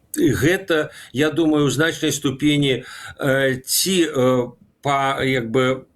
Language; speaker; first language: Belarusian; native; Belarusian